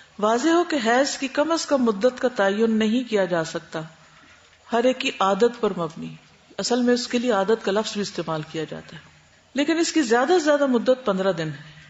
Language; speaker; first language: Urdu; native; Urdu